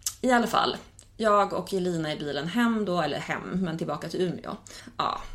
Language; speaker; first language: Swedish; native; Swedish